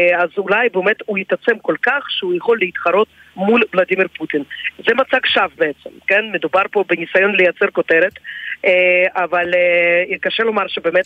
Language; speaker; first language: Hebrew; non-native, fluent; Russian